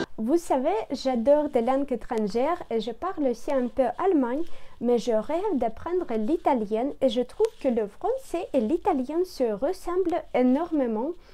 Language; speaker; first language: French; non-native, learner; Russian